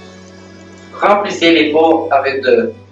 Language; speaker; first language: French; non-native, learner; Spanish